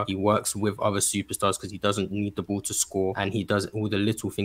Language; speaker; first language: English; native; English